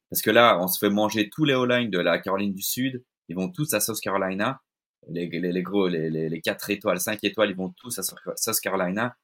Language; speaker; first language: French; native; French